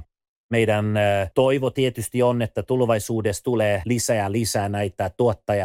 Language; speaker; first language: Finnish; early bilingual, other home language; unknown